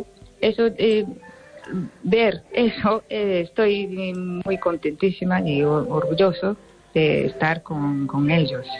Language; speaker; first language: Spanish; non-native, learner; Japanese